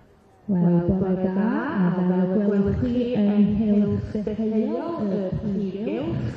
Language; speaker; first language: Welsh; native; Welsh